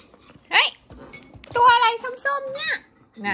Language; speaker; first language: Thai; native; Thai